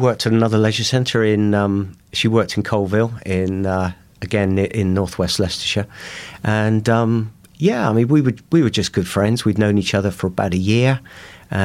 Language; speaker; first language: English; native; English